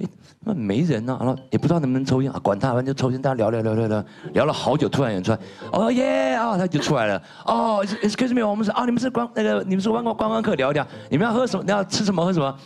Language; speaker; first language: Chinese; native; Chinese